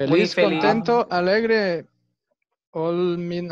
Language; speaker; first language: English; non-native, fluent; Spanish